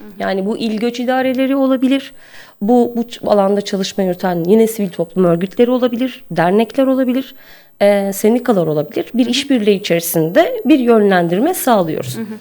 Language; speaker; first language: Turkish; native; Turkish